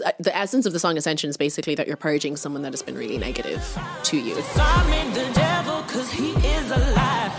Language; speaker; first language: English; native; English